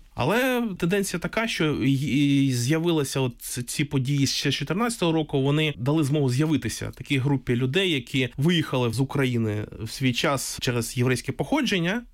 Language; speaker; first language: Ukrainian; native; Ukrainian